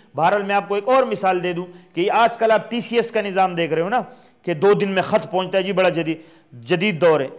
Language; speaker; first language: Urdu; non-native, local second language; Pashto